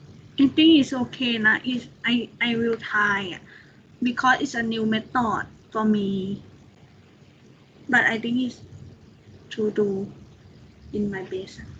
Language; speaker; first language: English; non-native, learner; Thai